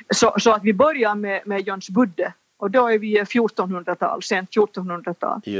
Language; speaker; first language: Swedish; native; Swedish